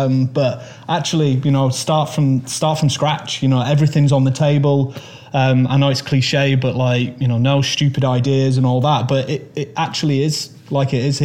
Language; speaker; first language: English; native; English